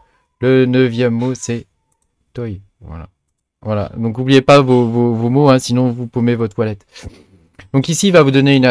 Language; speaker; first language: French; native; French